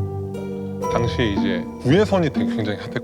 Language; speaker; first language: Korean; native; Korean